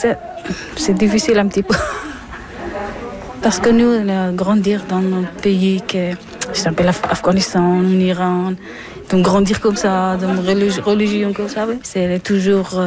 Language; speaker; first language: French; non-native, learner; Persian